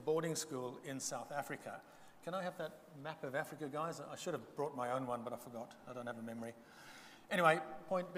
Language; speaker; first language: English; non-native, local second language; Bemba